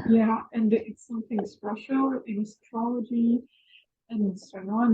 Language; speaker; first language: English; non-native, fluent; Russian